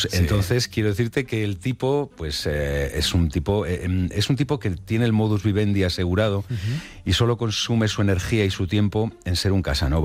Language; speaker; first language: Spanish; native; Spanish